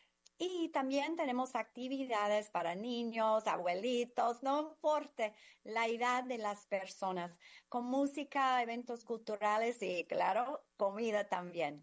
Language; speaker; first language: Spanish; non-native, fluent; English